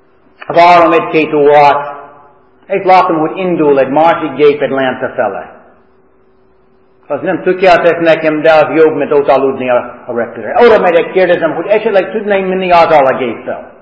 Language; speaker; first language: Hungarian; non-native, fluent; English